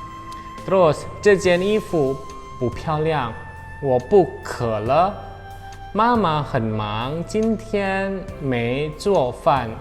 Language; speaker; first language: Chinese; non-native, fluent; Indonesian